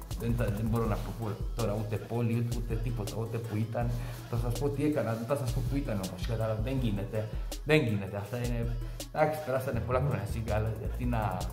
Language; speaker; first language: Greek; non-native, fluent; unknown